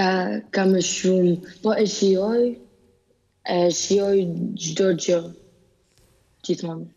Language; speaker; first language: Albanian; early bilingual, heritage; Albanian